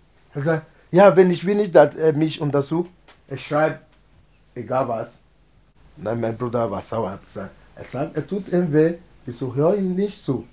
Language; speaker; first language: German; non-native, learner; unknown